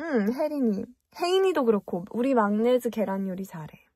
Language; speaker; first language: Korean; early bilingual, heritage; English